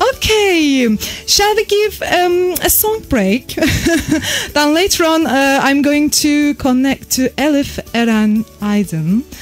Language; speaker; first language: English; non-native, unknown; Turkish